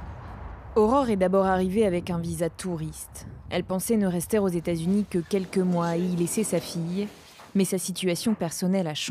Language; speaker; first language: French; native; French